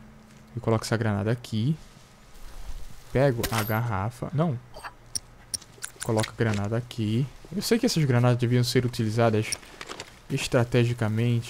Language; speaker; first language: Portuguese; native; Portuguese